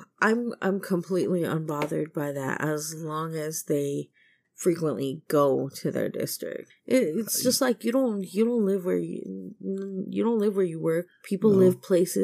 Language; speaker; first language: English; native; English